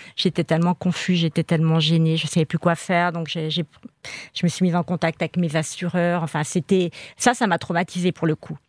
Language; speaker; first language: French; native; French